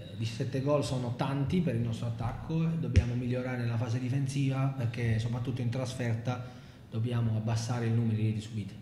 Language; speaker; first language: Italian; native; Italian